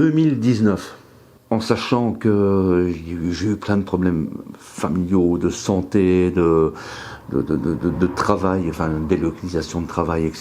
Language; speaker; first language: French; native; French